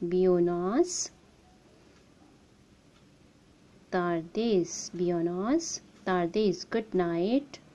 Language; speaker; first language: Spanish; non-native, learner; Hindi